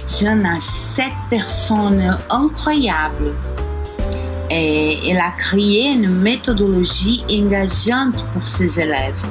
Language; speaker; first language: French; non-native, learner; Portuguese